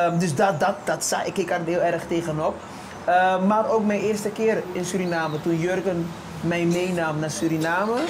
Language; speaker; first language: Dutch; early bilingual, other home language; Papiamento